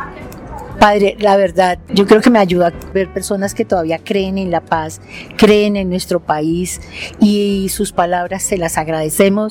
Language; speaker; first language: Spanish; native; Spanish